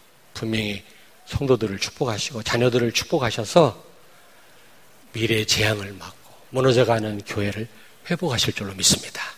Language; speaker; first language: Korean; native; Korean